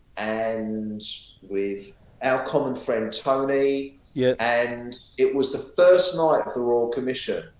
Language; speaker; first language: English; native; English